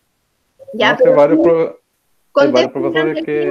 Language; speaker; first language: Spanish; native; Spanish